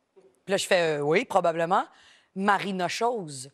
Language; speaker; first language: French; native; French